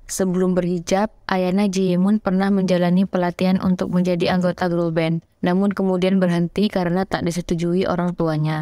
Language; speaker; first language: Indonesian; native; Indonesian